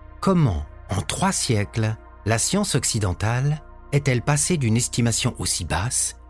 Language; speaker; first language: French; native; French